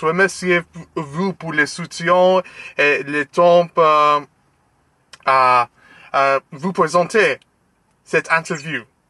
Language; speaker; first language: French; non-native, learner; English